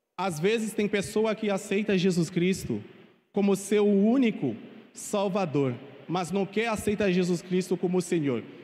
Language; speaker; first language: Portuguese; non-native, fluent; Haitian Creole